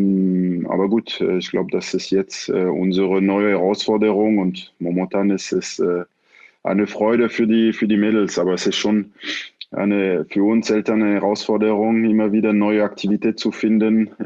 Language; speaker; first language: German; non-native, fluent; French